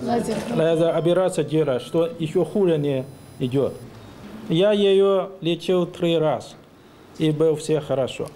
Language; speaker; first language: Russian; non-native, learner; Chinese